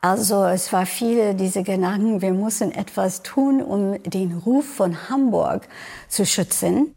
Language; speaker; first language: German; non-native, fluent; English